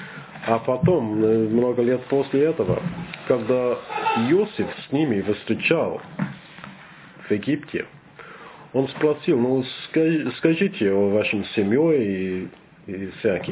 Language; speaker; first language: Russian; non-native, learner; English